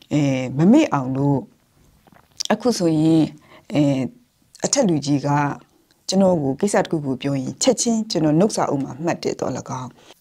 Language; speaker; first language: Burmese; native; Burmese